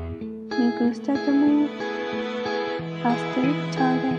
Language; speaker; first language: Spanish; non-native, learner; English